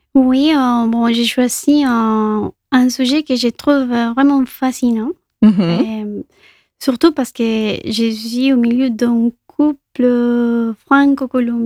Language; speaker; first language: French; non-native, fluent; Spanish